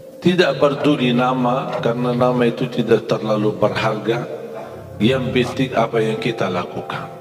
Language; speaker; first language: Malay; non-native, fluent; Arabic